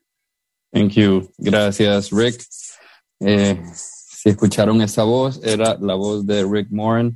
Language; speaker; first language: Spanish; native; Spanish